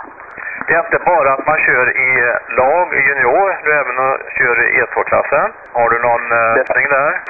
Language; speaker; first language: Swedish; native; Swedish